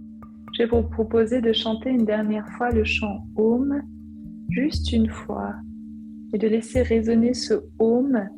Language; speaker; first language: French; native; French